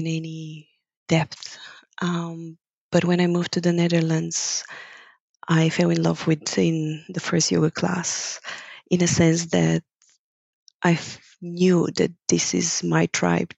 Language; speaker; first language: English; non-native, fluent; Bulgarian